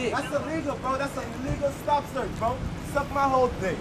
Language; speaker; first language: English; native; English